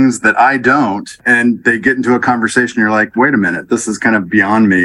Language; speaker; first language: English; native; English